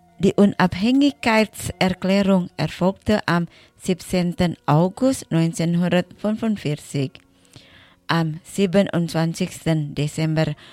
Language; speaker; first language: German; non-native, learner; Indonesian